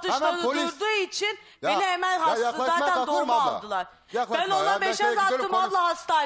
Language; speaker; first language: Turkish; native; Turkish